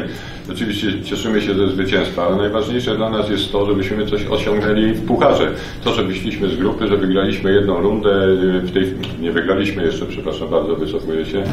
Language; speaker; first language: Polish; native; Polish